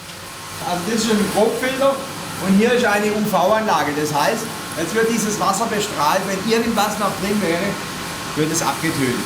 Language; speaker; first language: German; native; German